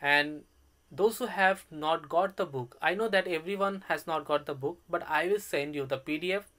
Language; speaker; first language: English; non-native, local second language; Bangla